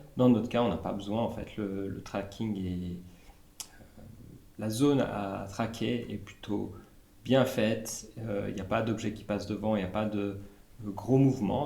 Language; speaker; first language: French; native; French